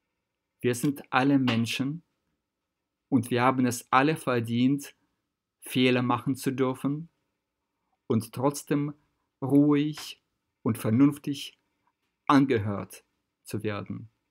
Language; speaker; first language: German; non-native, fluent; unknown